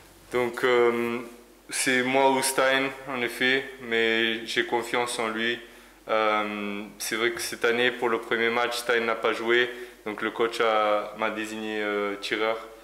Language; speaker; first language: French; native; French